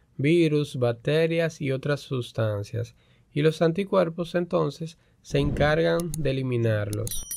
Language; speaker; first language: Spanish; native; Spanish